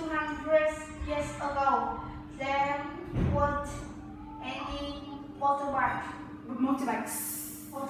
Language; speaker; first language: English; non-native, learner; Vietnamese